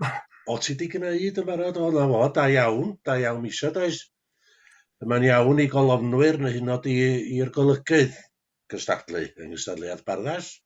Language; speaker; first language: Welsh; native; Welsh